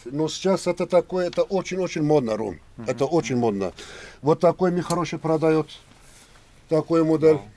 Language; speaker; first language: Russian; non-native, learner; Turkish